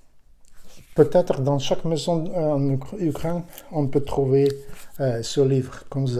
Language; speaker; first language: French; non-native, learner; Ukrainian